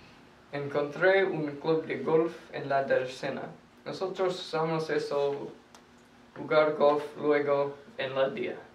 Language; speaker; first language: Spanish; non-native, learner; English